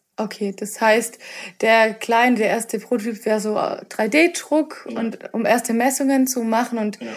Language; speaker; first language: German; native; German